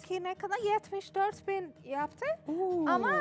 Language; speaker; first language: Turkish; non-native, learner; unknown